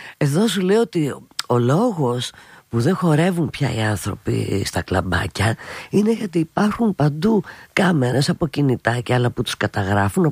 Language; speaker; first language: Greek; native; Greek